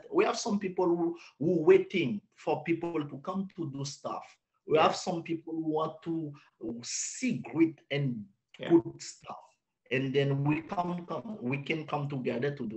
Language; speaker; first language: English; non-native, learner; Haitian Creole